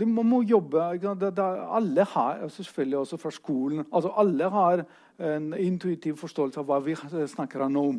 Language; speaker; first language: Norwegian; non-native, fluent; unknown